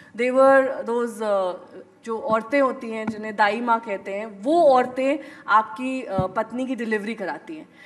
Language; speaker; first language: Hindi; native; Hindi